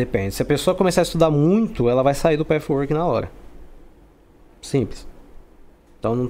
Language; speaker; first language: Portuguese; native; Portuguese